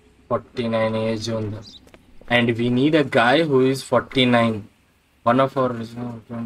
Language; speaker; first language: English; non-native, local second language; Kannada